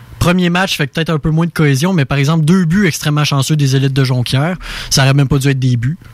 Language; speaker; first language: French; native; French